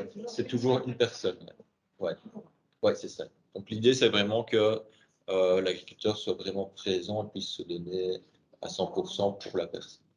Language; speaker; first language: French; native; French